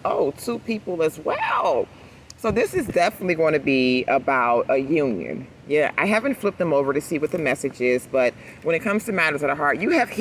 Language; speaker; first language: English; native; English